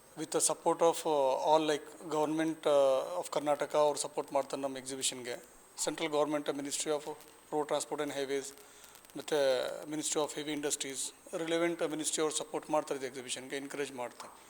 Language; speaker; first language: Kannada; non-native, local second language; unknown